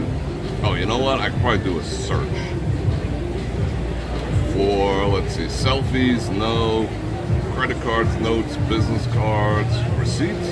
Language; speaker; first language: English; native; English